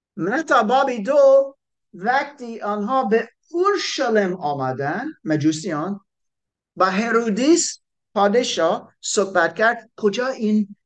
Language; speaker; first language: Persian; non-native, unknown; English